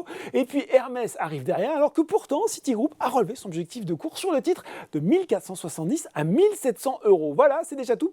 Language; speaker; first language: French; native; French